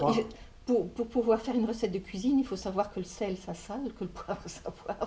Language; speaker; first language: French; native; French